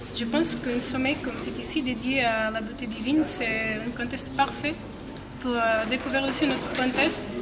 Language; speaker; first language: French; non-native, fluent; Portuguese